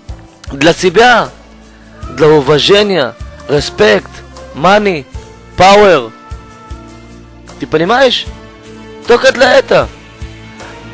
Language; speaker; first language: Russian; non-native, learner; Hebrew